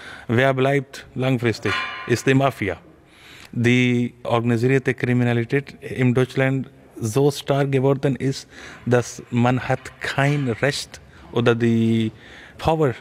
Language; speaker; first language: German; non-native, learner; Urdu